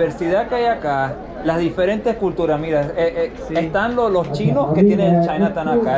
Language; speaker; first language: Spanish; early bilingual, heritage; Spanish